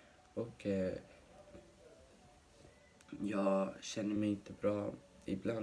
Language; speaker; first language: Swedish; early bilingual, other home language; Somali